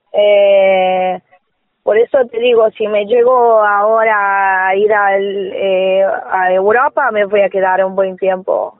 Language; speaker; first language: Spanish; non-native, fluent; Portuguese